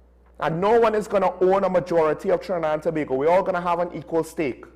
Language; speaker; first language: English; native; English